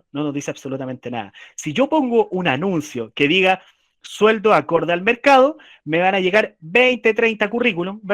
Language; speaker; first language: Spanish; native; Spanish